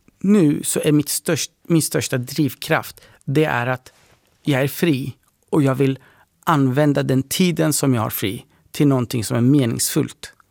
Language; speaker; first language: Swedish; early bilingual, other home language; Persian